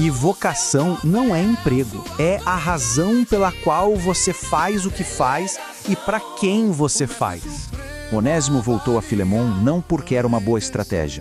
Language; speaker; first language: Portuguese; native; Portuguese